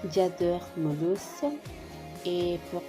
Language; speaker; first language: French; non-native, learner; Spanish